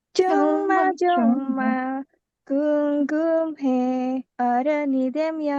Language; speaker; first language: Korean; non-native, learner; Indonesian